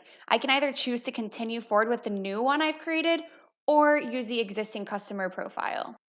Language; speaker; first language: English; native; English